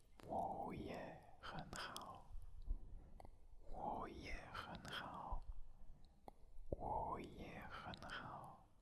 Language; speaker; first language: Chinese; non-native, learner; French